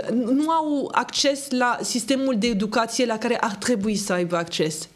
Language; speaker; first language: Romanian; non-native, fluent; French